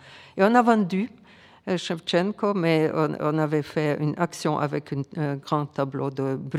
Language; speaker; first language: French; non-native, fluent; Ukrainian